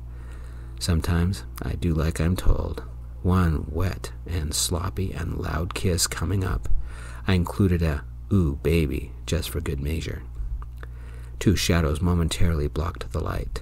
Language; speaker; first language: English; native; English